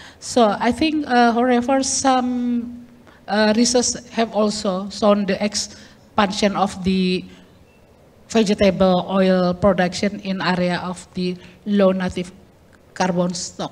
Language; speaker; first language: English; non-native, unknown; Indonesian